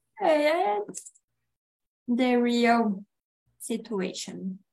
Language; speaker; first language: English; non-native, learner; Portuguese